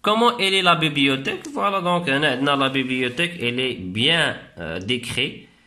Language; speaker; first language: French; non-native, local second language; Arabic